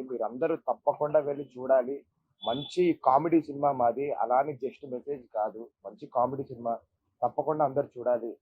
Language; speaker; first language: Telugu; native; Telugu